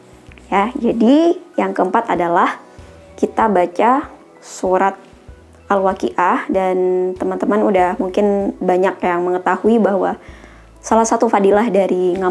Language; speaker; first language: Indonesian; native; Indonesian